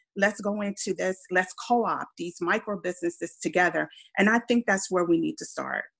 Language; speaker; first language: English; non-native, fluent; Spanish